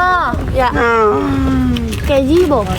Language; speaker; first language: Vietnamese; non-native, learner; Indonesian